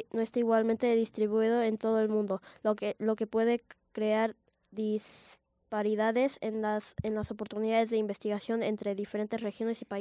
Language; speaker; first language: Spanish; native; Spanish